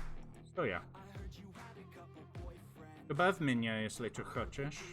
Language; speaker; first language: Russian; non-native, learner; English